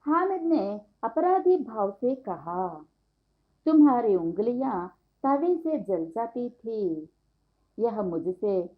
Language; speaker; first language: Hindi; non-native, local second language; Telugu